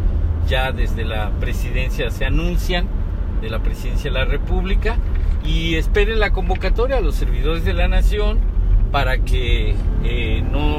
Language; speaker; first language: Spanish; native; Spanish